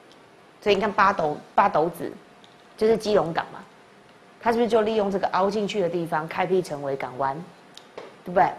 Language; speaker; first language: Chinese; native; Chinese